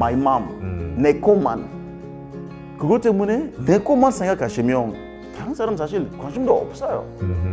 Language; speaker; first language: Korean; non-native, learner; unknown